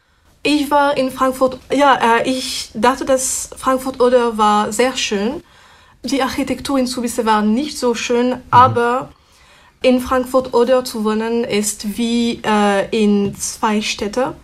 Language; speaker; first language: German; non-native, fluent; French